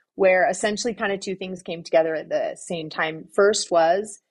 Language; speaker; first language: English; native; English